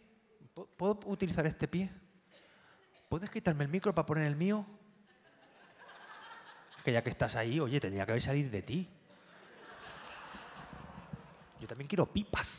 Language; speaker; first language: Spanish; native; Spanish